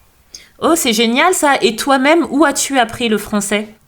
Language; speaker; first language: French; native; French